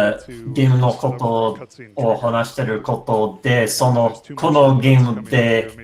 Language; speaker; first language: Japanese; non-native, learner; English